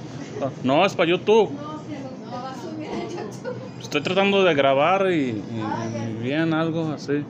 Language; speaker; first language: Spanish; early bilingual, heritage; Spanish